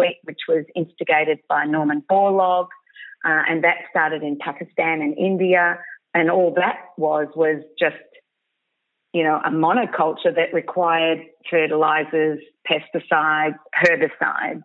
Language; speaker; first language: English; native; English